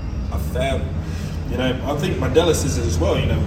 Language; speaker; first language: English; non-native, local second language; Nyanja